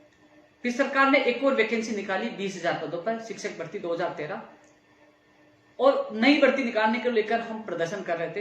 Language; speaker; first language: Hindi; native; Hindi